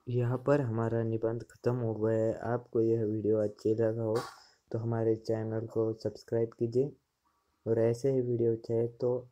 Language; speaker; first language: Hindi; non-native, local second language; Marathi